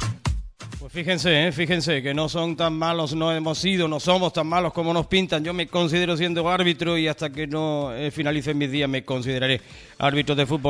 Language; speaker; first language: Spanish; native; Spanish